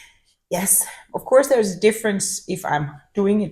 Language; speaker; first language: English; non-native, fluent; Danish